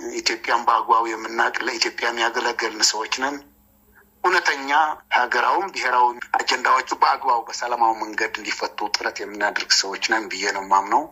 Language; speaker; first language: Amharic; non-native, local second language; Tigrinya